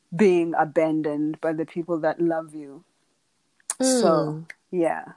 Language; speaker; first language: English; non-native, local second language; Xhosa